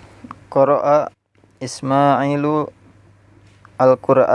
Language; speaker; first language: Arabic; non-native, learner; Indonesian